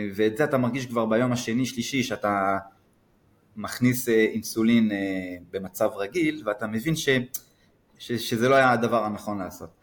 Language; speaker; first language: Hebrew; non-native, fluent; French